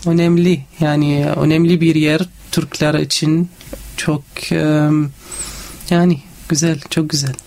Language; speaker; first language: Turkish; non-native, learner; Arabic